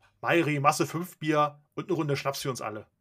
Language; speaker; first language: German; native; German